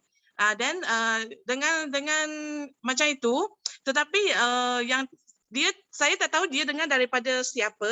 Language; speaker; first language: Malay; non-native, local second language; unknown